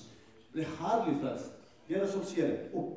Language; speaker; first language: Norwegian; non-native, fluent; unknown